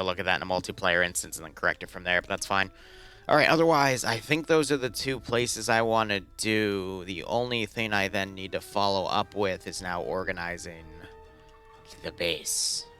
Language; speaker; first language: English; native; English